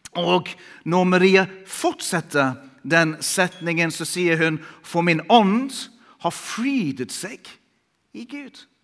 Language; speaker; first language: Norwegian; non-native, fluent; English